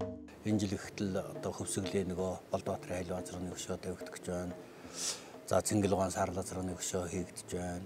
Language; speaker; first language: Mongolian; native; Mongolian